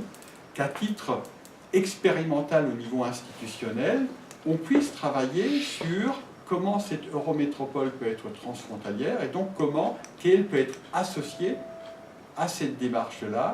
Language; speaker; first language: French; native; French